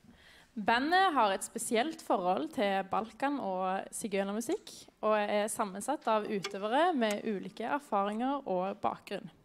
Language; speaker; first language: Norwegian; native; Norwegian